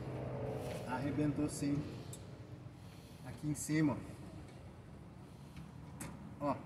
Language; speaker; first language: Portuguese; native; Portuguese